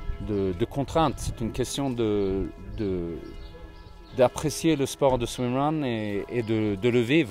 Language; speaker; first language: French; non-native, fluent; Swedish